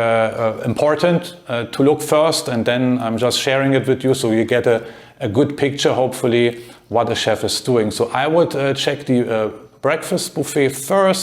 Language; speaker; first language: English; non-native, fluent; German